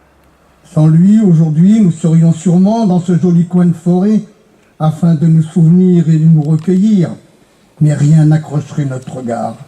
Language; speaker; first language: French; native; French